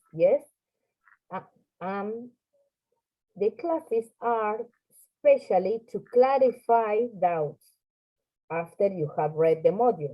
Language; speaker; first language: English; non-native, fluent; Spanish